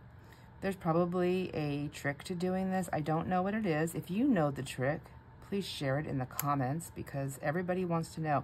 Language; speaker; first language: English; native; English